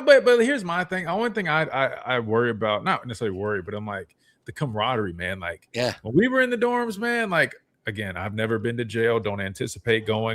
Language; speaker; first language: English; native; English